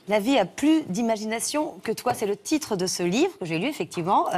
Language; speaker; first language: French; native; French